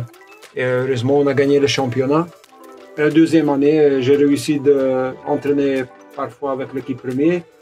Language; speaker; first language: French; non-native, local second language; Hungarian